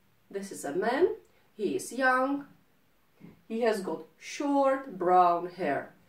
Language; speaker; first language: English; non-native, fluent; Czech